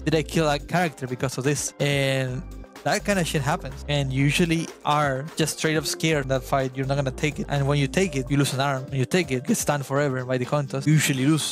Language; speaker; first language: English; non-native, fluent; Spanish